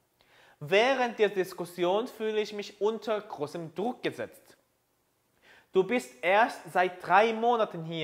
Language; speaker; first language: German; non-native, fluent; Korean